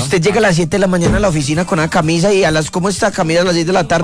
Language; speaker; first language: Spanish; native; Spanish